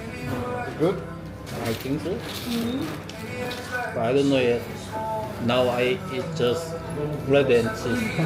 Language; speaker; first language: English; non-native, learner; Korean